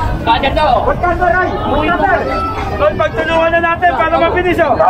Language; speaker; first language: Filipino; native; Filipino